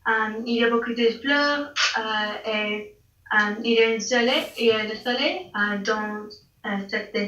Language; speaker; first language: French; non-native, learner; English